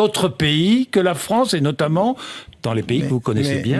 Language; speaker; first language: French; native; French